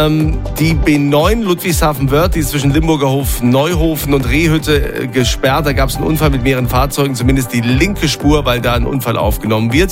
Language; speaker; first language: German; native; German